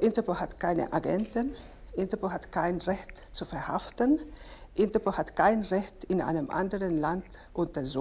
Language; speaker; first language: German; non-native, fluent; Finnish